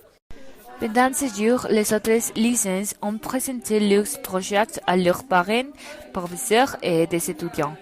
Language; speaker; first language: French; non-native, learner; Spanish